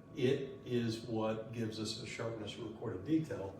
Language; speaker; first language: English; native; English